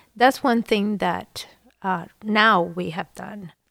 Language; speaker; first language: English; non-native, fluent; Spanish